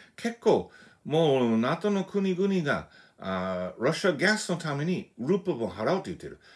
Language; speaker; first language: Japanese; non-native, fluent; English